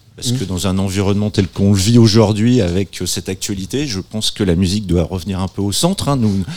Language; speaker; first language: French; native; French